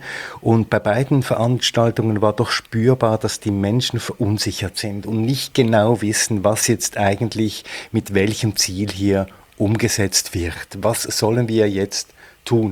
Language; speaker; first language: German; native; German